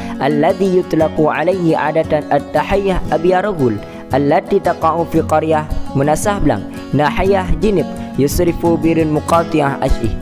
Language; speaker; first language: Arabic; non-native, learner; Indonesian